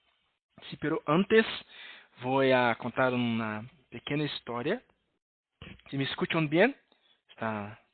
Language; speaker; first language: Spanish; non-native, learner; Portuguese